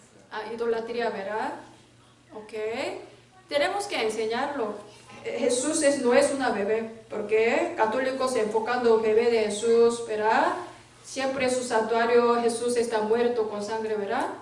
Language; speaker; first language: Spanish; non-native, learner; Korean